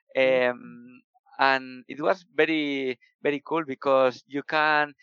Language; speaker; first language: English; non-native, fluent; Spanish